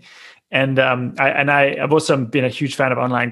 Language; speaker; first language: English; native; English